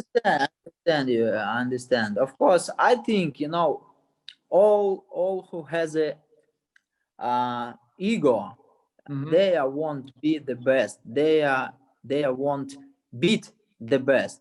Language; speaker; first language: English; non-native, learner; Russian